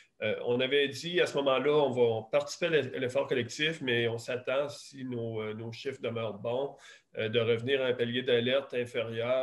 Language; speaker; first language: French; native; French